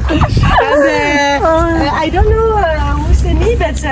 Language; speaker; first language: English; non-native, learner; French